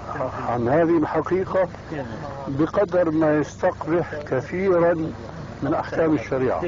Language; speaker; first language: Arabic; early bilingual, other home language; Albanian